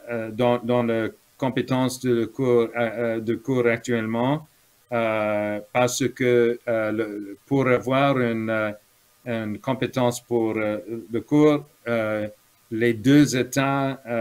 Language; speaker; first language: French; non-native, fluent; English